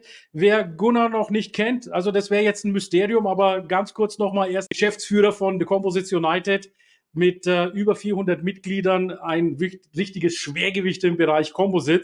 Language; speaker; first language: German; native; German